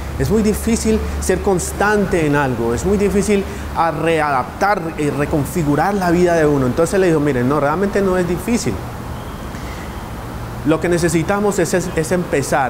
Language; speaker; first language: Spanish; native; Spanish